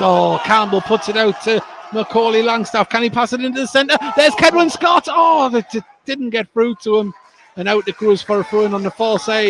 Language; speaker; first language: English; native; English